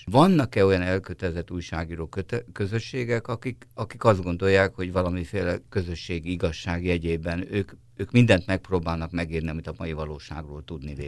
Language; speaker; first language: Hungarian; native; Hungarian